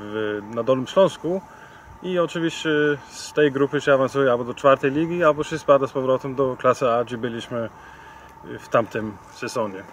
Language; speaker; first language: Polish; non-native, fluent; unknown